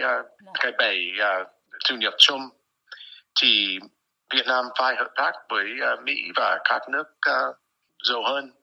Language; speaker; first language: Vietnamese; non-native, fluent; English